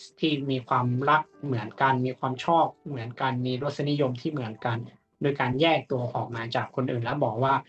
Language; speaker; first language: Thai; native; Thai